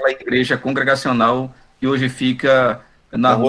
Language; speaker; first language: Portuguese; native; Portuguese